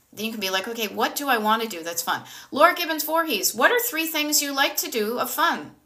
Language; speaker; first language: English; native; English